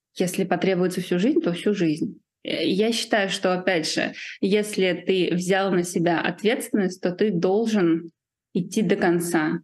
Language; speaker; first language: Russian; native; Russian